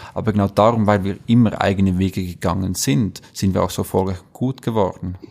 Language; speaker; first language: German; native; German